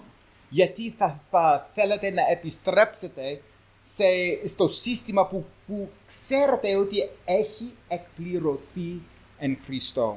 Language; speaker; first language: Greek; non-native, fluent; English